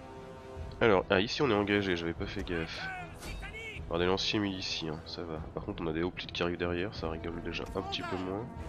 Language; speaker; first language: French; native; French